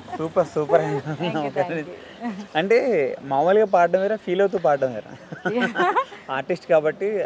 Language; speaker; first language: Telugu; native; Telugu